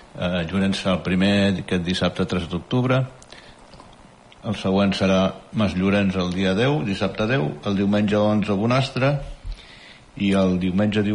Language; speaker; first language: Catalan; native; Catalan